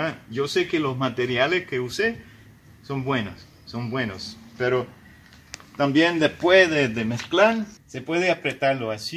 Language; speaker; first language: Spanish; non-native, fluent; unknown